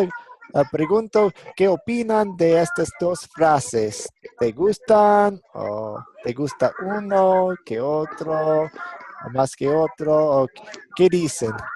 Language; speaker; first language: Spanish; non-native, fluent; English